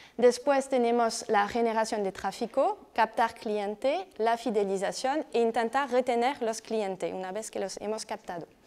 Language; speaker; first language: Spanish; non-native, fluent; French